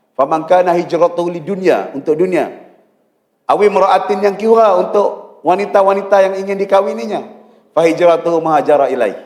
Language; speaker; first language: Malay; native; Malay